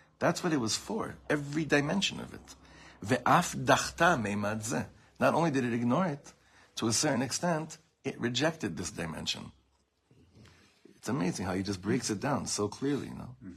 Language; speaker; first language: English; native; English